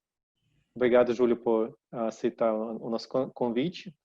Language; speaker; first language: Portuguese; non-native, fluent; Russian